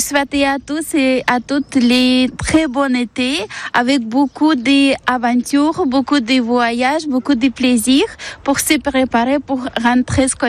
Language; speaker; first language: French; non-native, learner; Ukrainian